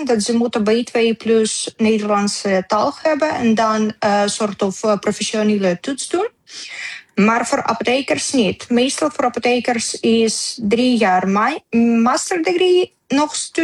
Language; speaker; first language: Dutch; non-native, learner; Ukrainian